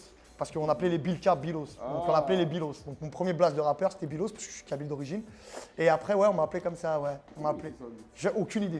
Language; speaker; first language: French; native; French